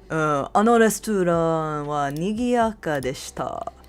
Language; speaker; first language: Japanese; non-native, learner; English